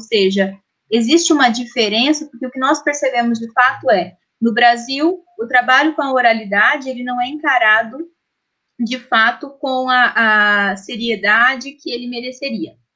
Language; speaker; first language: Portuguese; native; Portuguese